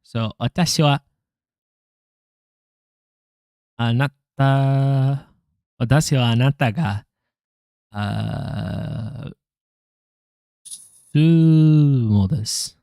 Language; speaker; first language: Japanese; non-native, learner; English